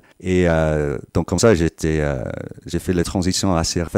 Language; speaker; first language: French; non-native, fluent; English